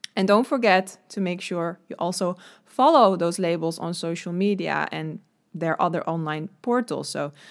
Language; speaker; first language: English; non-native, fluent; Dutch